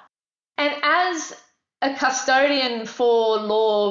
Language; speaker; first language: English; native; English